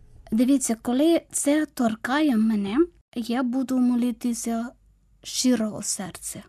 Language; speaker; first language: Ukrainian; non-native, learner; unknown